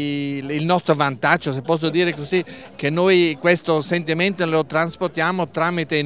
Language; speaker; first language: Italian; non-native, local second language; German